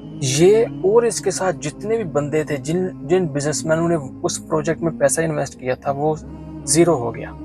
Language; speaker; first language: Urdu; non-native, local second language; Punjabi